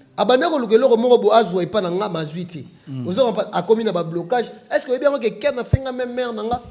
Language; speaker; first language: Lingala; native; Lingala